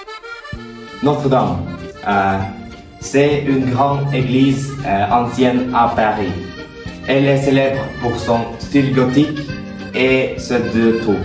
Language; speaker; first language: French; non-native, learner; Norwegian